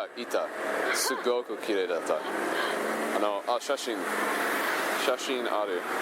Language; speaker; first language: Japanese; non-native, learner; English